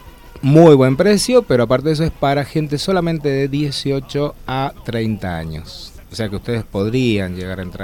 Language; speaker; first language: Spanish; native; Spanish